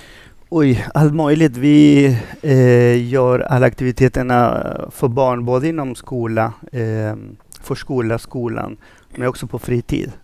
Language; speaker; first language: Swedish; non-native, fluent; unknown